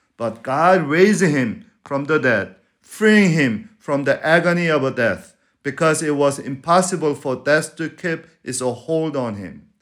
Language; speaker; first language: English; non-native, fluent; Spanish